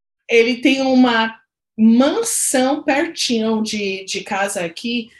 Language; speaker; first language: Portuguese; non-native, fluent; English